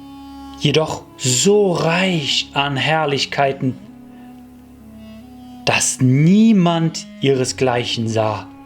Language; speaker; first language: German; native; German